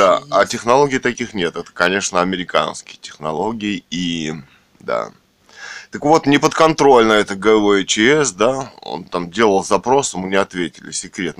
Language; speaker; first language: Russian; native; Russian